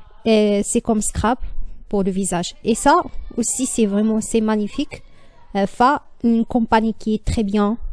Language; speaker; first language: French; non-native, learner; Arabic